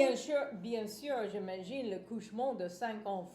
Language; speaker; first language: French; non-native, fluent; English